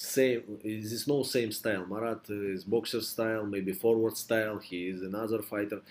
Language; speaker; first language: English; non-native, learner; Russian